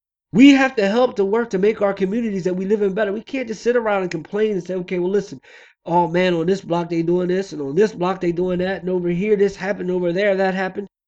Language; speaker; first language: English; native; English